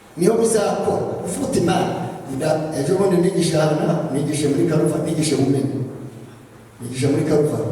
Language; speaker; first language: Kinyarwanda; early bilingual, heritage; Kinyarwanda